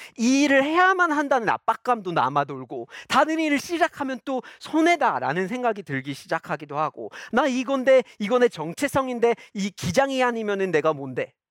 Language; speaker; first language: Korean; non-native, fluent; English